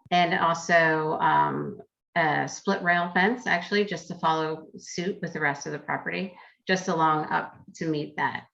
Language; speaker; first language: English; native; English